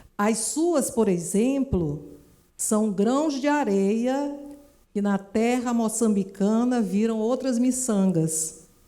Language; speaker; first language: Portuguese; native; Portuguese